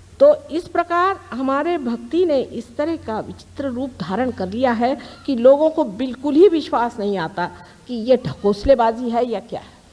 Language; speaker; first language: Hindi; non-native, local second language; Marathi